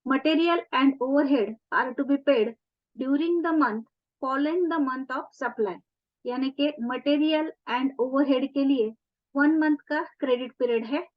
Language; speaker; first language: Hindi; non-native, local second language; Marathi